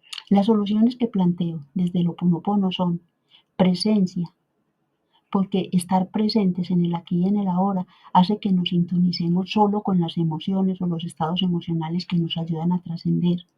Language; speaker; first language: Spanish; native; Spanish